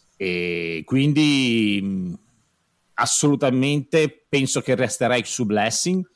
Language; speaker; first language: Italian; native; Italian